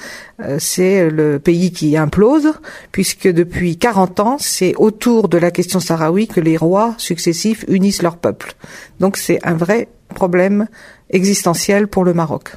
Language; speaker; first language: French; native; French